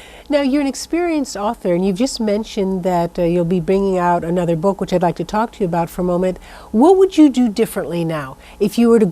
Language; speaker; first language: English; native; English